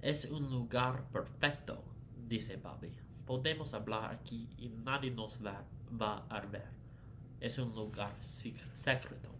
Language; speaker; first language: Spanish; non-native, learner; English